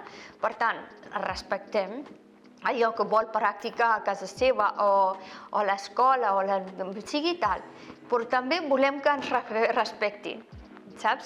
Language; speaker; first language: Catalan; non-native, fluent; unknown